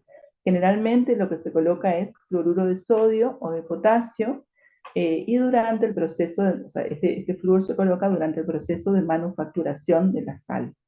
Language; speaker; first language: Spanish; native; Spanish